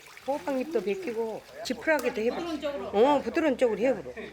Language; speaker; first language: Korean; native; Korean